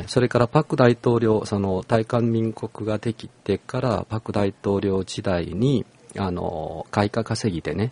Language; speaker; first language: Japanese; non-native, fluent; Korean